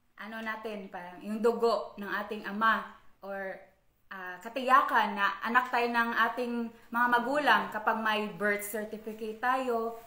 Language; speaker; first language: Filipino; non-native, local second language; Cebuano